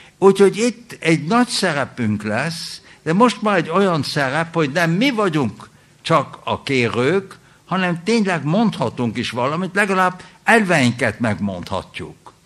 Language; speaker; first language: Hungarian; early bilingual, heritage; German